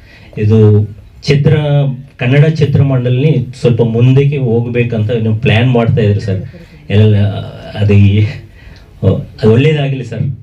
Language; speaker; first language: Kannada; non-native, fluent; Telugu